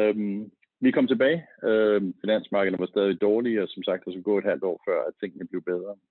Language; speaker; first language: Danish; native; Danish